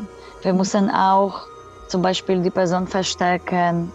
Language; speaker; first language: German; non-native, fluent; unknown